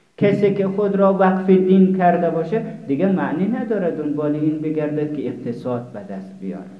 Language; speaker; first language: Persian; native; Persian